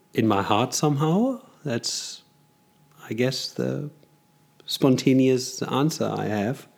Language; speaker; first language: English; non-native, fluent; German